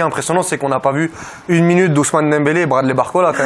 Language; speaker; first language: French; native; French